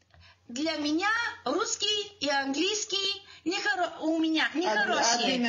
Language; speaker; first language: Russian; non-native, learner; Bulgarian